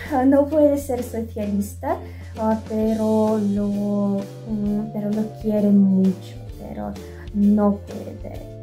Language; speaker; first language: Spanish; non-native, fluent; Russian